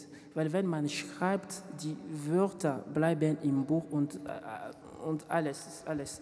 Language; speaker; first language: German; non-native, learner; French